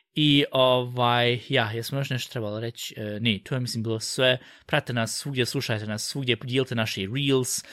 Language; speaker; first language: Bosnian; early bilingual, heritage; Bosnian